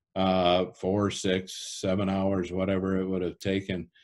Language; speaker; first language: English; native; English